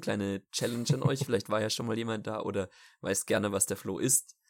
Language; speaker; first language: German; native; German